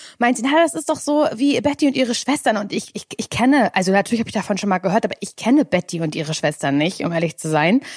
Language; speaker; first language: German; native; German